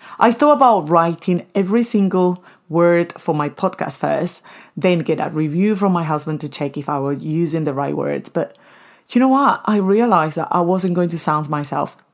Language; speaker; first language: English; non-native, fluent; Spanish